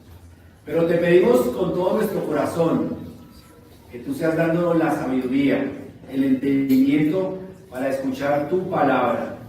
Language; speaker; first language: Spanish; native; Spanish